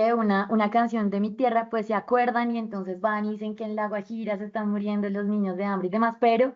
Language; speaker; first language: Spanish; native; Spanish